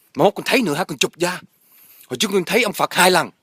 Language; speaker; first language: Vietnamese; early bilingual, heritage; Vietnamese